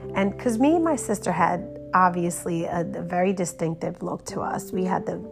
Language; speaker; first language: English; early bilingual, other home language; Romanian